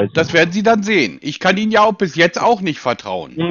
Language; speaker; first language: German; native; German